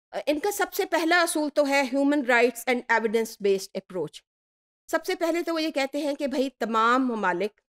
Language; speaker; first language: Urdu; native; Urdu